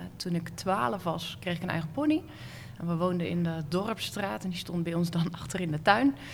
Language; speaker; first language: Dutch; native; Dutch